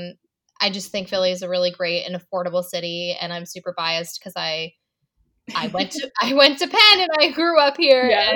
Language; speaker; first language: English; native; English